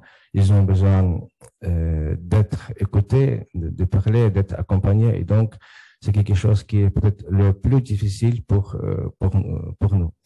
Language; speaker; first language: French; non-native, fluent; Ukrainian